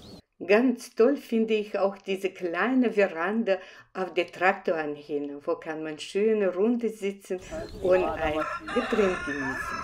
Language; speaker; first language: German; non-native, fluent; Russian